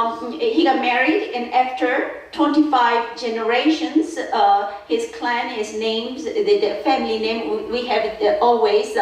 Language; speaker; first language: English; non-native, fluent; Korean